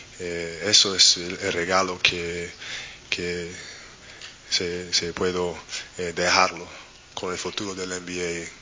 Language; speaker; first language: Spanish; non-native, learner; English